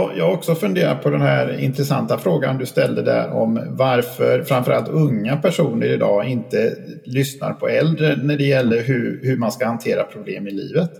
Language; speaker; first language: Swedish; native; Swedish